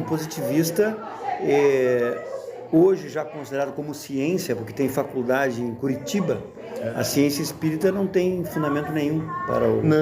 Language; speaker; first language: Portuguese; native; Portuguese